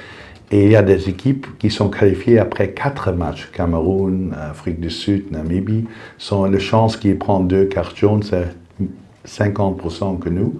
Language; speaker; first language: French; non-native, fluent; Dutch